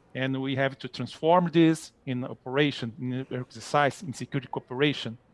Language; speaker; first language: English; non-native, fluent; Portuguese